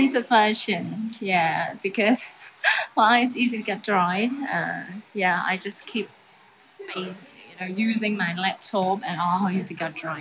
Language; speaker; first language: English; non-native, local second language; Cantonese